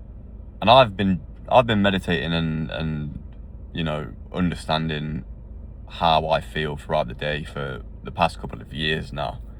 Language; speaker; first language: English; native; English